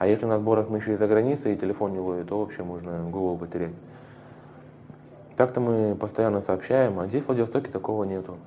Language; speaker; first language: Russian; native; Russian